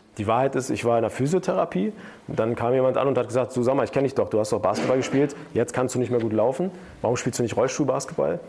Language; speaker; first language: German; early bilingual, other home language; Turkish